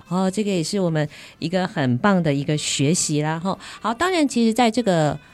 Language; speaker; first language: Chinese; native; Chinese